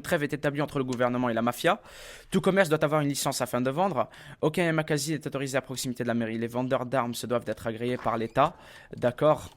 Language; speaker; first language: French; native; French